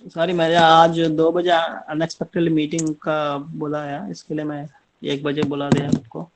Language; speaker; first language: Hindi; non-native, local second language; Telugu